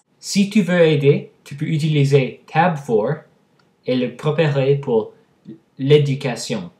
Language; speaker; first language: French; non-native, learner; English